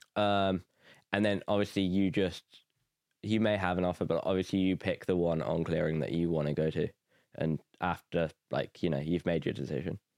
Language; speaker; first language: English; native; English